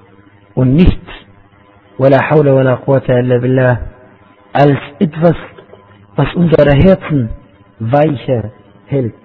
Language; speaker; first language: German; non-native, fluent; Arabic